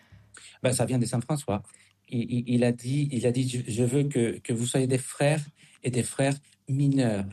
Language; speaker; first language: French; non-native, fluent; Spanish